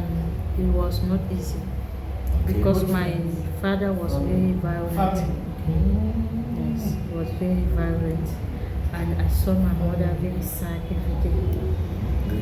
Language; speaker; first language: English; non-native, learner; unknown